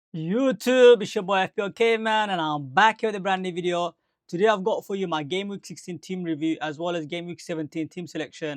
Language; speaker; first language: English; native; English